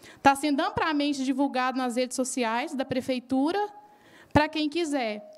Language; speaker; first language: Portuguese; native; Portuguese